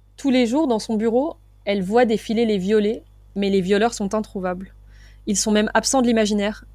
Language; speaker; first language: French; native; French